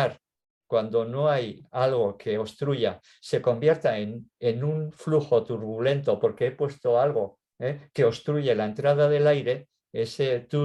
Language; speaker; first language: Spanish; native; Spanish